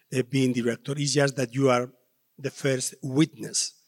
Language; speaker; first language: English; non-native, learner; Spanish